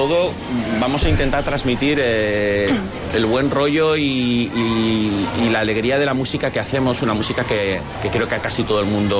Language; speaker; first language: Spanish; native; Spanish